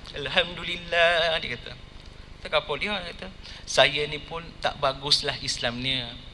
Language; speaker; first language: Malay; non-native, local second language; Tamil